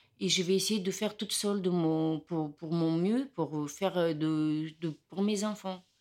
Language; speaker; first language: French; non-native, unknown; Romany